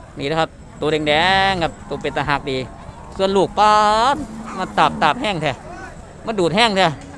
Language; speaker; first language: Thai; non-native, local second language; Northeastern Thai